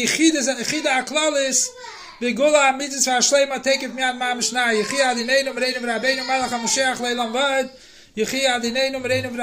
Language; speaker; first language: Hebrew; non-native, fluent; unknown